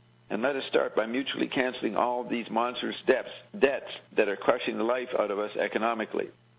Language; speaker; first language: English; native; English